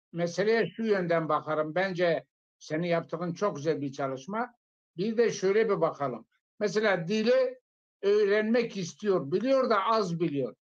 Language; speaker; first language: Turkish; non-native, local second language; Zaza